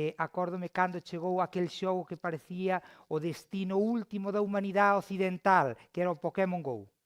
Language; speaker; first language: Galician; native; Galician